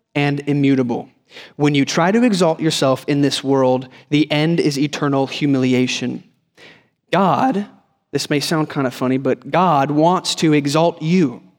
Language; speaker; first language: English; native; English